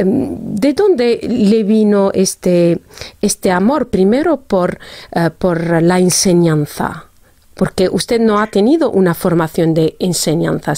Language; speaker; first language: Spanish; non-native, fluent; Arabic